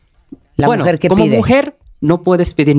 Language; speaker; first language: Spanish; non-native, learner; Bangla